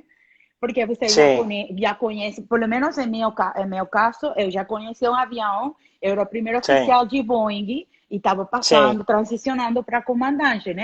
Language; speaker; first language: Portuguese; non-native, fluent; Spanish